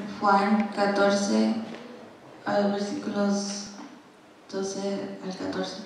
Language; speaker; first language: Spanish; non-native, learner; English